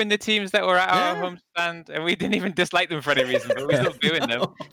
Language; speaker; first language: English; native; English